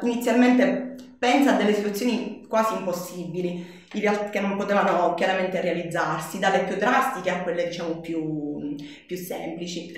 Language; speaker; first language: Italian; native; Italian